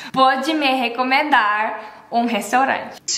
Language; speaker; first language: Portuguese; non-native, learner; Dutch